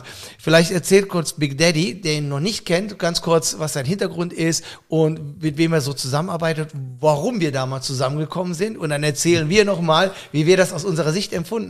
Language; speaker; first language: German; native; German